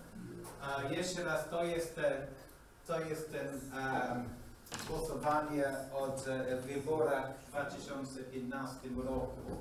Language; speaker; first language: Polish; non-native, learner; English